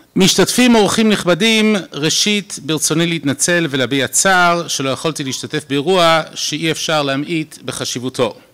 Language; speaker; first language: Hebrew; native; Hebrew